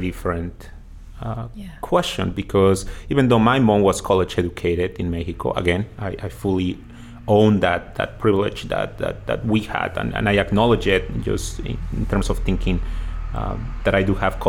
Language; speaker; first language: English; non-native, fluent; Spanish